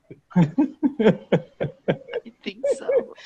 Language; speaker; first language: English; non-native, learner; Vietnamese